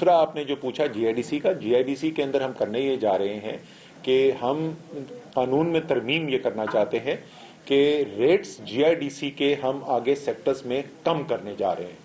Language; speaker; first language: Urdu; native; Urdu